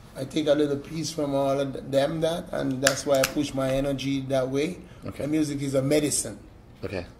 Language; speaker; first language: English; native; English